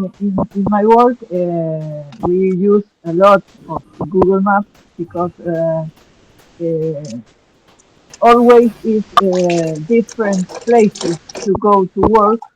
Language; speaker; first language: English; non-native, learner; Spanish